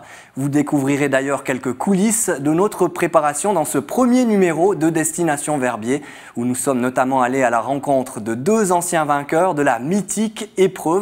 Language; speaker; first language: French; native; French